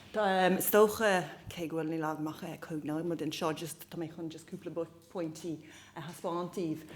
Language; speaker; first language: Irish; non-native, local second language; English